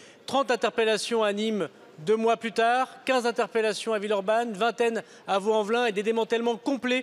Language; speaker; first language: French; native; French